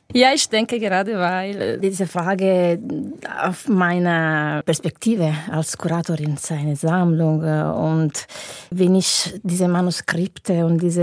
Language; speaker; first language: German; non-native, fluent; Italian